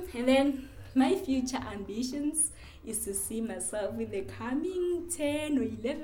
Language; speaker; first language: English; non-native, local second language; Northern Sotho